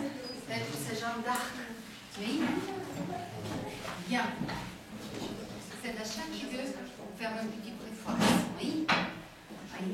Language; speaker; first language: French; non-native, fluent; Russian